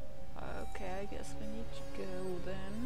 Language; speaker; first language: English; non-native, fluent; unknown